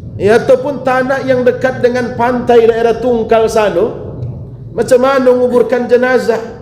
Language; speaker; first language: Malay; native; Malay